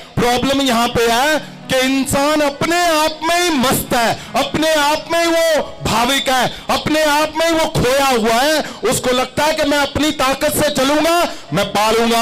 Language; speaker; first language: Hindi; non-native, local second language; Punjabi